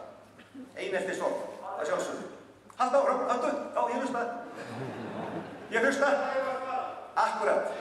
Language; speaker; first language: Icelandic; native; Icelandic